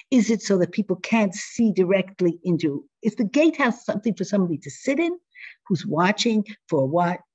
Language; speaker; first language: English; native; English